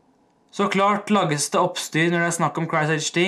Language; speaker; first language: Norwegian; native; Norwegian